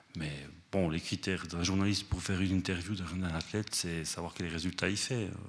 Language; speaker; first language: French; early bilingual, other home language; Spanish